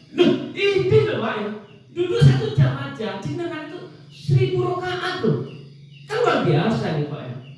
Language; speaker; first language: Indonesian; non-native, local second language; Madurese